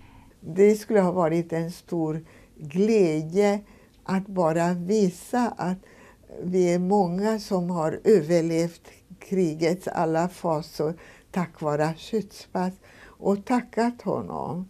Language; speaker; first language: Swedish; non-native, fluent; Hungarian